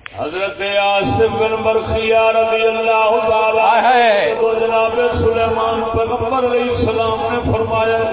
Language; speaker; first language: Urdu; non-native, local second language; Punjabi